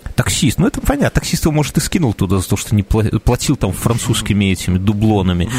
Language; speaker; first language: Russian; native; Russian